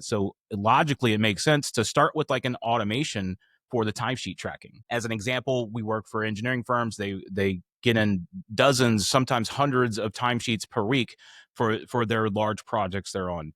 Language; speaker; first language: English; native; English